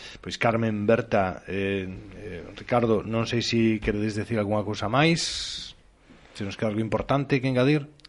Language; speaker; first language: Galician; native; Galician